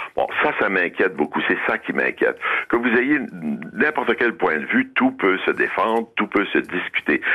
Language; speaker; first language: French; native; French